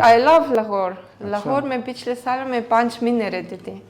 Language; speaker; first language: Hindi; non-native, learner; Greek